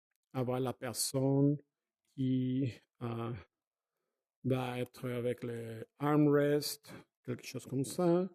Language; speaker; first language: French; non-native, fluent; Spanish